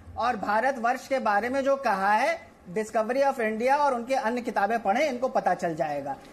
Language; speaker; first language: Hindi; native; Hindi